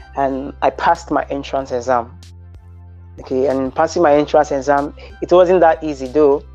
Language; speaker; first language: English; non-native, local second language; Bini